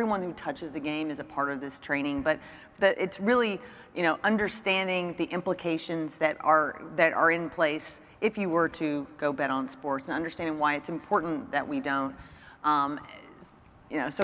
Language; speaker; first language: English; native; English